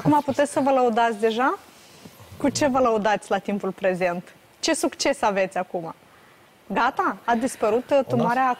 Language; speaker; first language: Romanian; native; Romanian